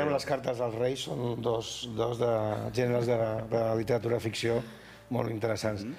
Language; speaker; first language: Catalan; native; Catalan